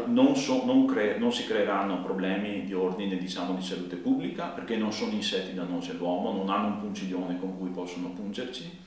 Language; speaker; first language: Italian; native; Italian